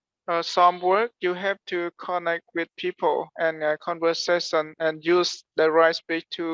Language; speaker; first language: English; non-native, learner; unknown